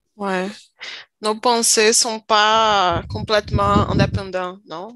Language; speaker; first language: French; non-native, learner; Portuguese